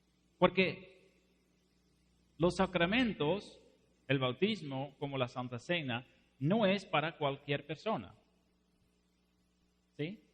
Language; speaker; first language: Spanish; non-native, fluent; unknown